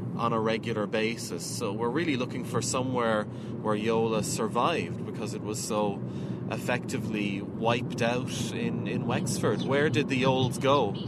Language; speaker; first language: English; native; English